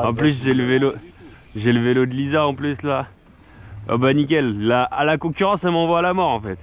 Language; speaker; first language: French; native; French